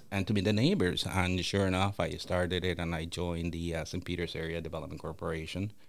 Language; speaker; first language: English; non-native, fluent; Spanish